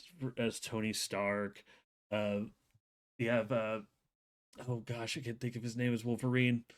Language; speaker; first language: English; native; English